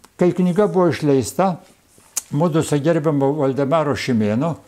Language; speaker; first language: Lithuanian; native; Lithuanian